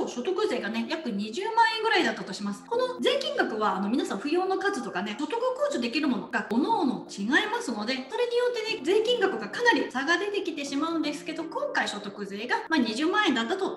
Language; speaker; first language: Japanese; native; Japanese